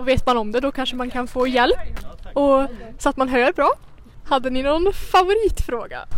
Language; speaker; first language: Swedish; native; Swedish